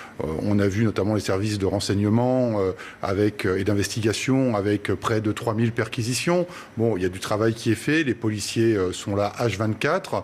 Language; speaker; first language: French; native; French